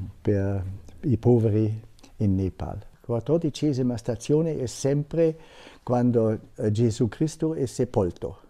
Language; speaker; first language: Italian; non-native, fluent; German